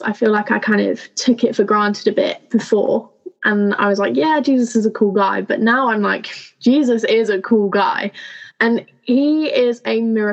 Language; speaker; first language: English; native; English